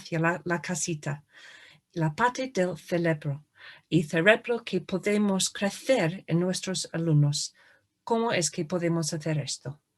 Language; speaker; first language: Spanish; non-native, fluent; English